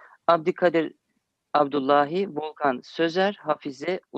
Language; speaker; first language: Turkish; native; Turkish